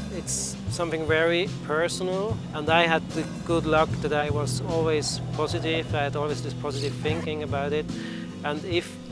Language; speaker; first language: English; non-native, fluent; Swiss German